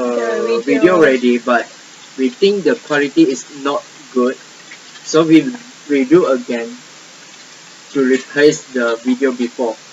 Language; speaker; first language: English; non-native, local second language; Malay